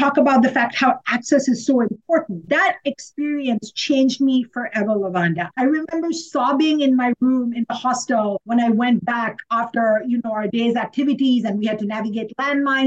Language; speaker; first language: English; non-native, local second language; Sinhala